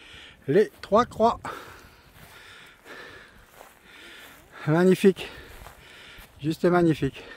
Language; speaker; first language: French; native; French